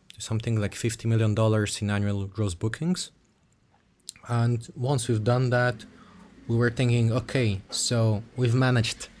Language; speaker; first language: English; early bilingual, other home language; Russian